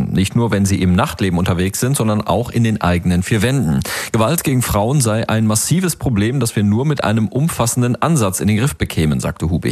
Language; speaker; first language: German; native; German